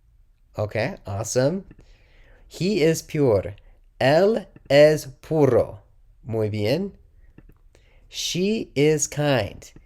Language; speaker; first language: Spanish; non-native, learner; English